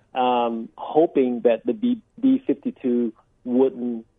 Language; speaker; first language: English; early bilingual, other home language; Vietnamese